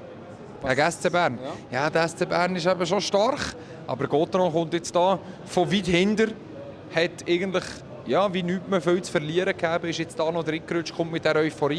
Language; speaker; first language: German; native; German